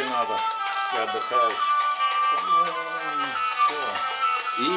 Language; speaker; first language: Russian; non-native, local second language; Yakut